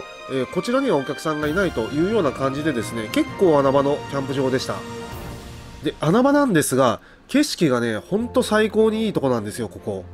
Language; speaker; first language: Japanese; native; Japanese